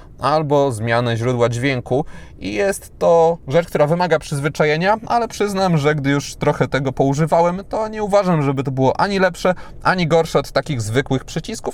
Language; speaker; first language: Polish; native; Polish